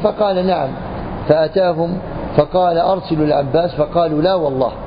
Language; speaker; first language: Arabic; native; Arabic